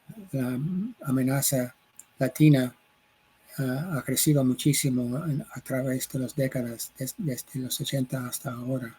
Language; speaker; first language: Spanish; non-native, fluent; English